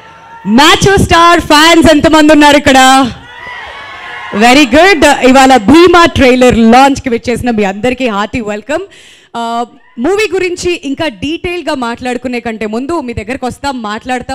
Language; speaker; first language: Telugu; native; Telugu